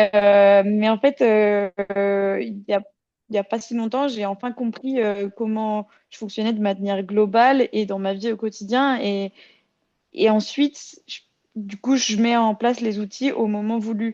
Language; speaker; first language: French; native; French